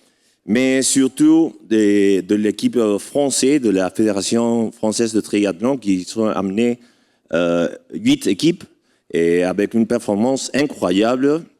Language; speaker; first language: French; non-native, fluent; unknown